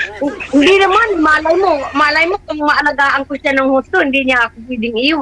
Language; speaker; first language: Filipino; non-native, local second language; Cebuano